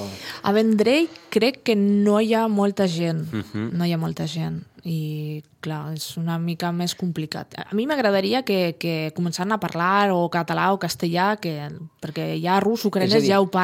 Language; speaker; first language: Catalan; non-native, fluent; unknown